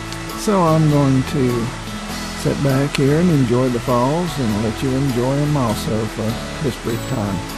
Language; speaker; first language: English; native; English